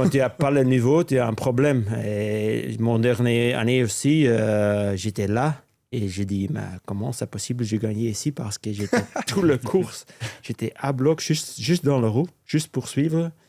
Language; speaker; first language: French; non-native, local second language; Dutch